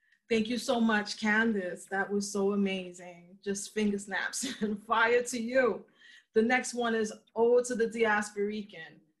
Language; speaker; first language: English; early bilingual, other home language; Spanish